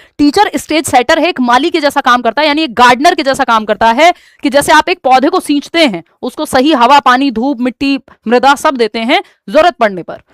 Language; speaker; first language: Hindi; native; Hindi